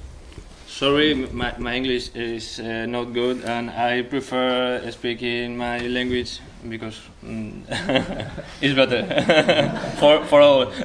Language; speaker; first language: English; non-native, learner; Spanish